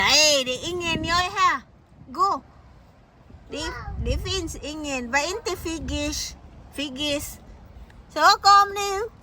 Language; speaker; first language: Swedish; non-native, learner; Cebuano